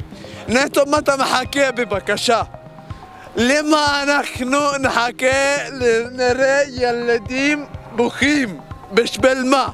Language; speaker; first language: Hebrew; non-native, learner; Arabic